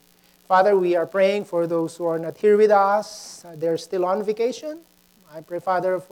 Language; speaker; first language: English; non-native, local second language; Pampanga